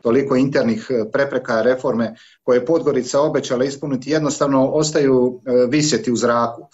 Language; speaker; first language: Serbian; native; Serbian